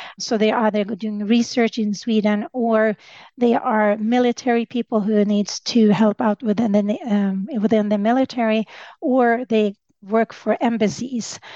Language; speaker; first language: English; non-native, fluent; Swedish